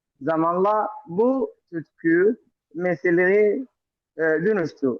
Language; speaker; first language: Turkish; non-native, learner; Arabic